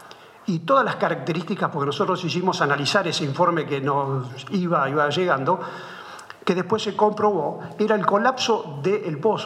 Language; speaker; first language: Spanish; native; Spanish